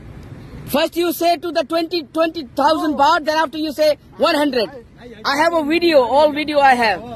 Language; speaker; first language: English; non-native, learner; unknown